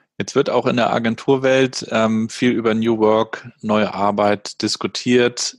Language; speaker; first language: German; native; German